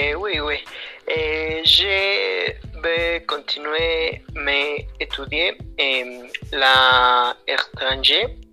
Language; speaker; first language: French; non-native, learner; Spanish